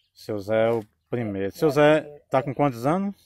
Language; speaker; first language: Portuguese; native; Portuguese